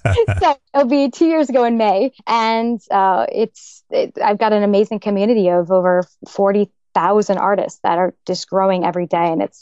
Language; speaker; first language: English; native; English